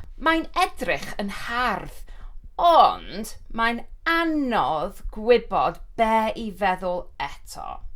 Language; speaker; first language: Welsh; non-native, learner; English